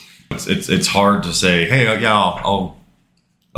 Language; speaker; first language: English; native; English